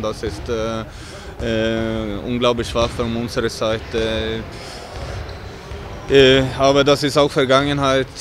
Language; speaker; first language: German; non-native, fluent; Swedish